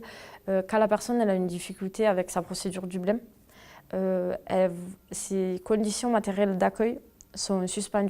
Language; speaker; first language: French; native; French